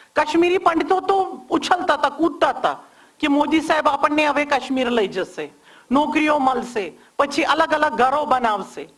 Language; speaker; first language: Gujarati; non-native, local second language; Kashmiri